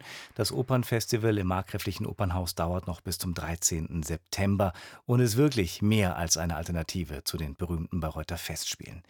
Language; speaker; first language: German; native; German